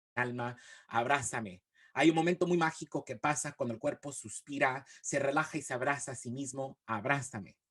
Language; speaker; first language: Spanish; early bilingual, heritage; Spanish